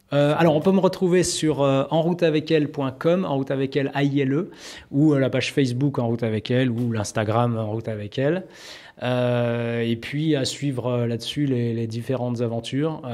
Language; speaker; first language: French; native; French